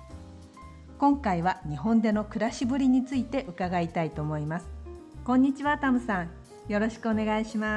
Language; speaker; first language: Japanese; native; Japanese